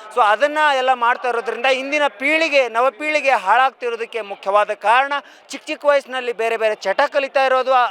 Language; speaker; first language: Kannada; native; Kannada